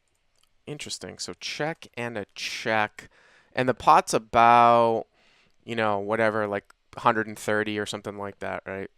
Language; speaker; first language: English; native; English